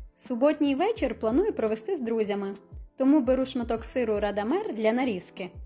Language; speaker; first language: Ukrainian; native; Ukrainian